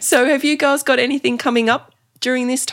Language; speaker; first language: English; native; English